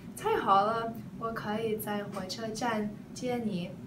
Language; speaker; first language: Chinese; non-native, learner; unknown